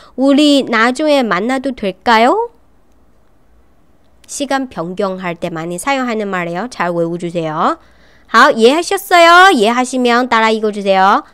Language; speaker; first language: Korean; non-native, local second language; Chinese